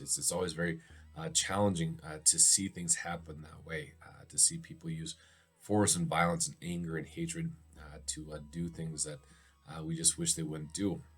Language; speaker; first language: English; native; English